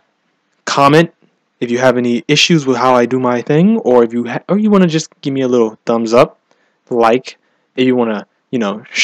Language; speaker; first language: English; native; English